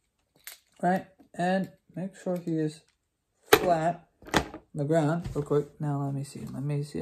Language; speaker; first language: English; native; English